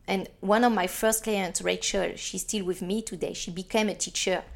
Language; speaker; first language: English; non-native, fluent; French